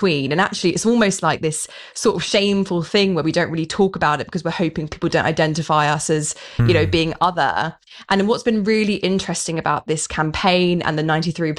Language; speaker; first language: English; native; English